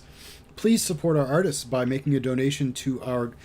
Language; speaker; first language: English; native; English